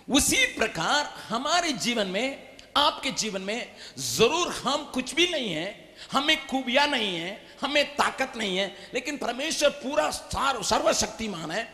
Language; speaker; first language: Hindi; non-native, local second language; Tamil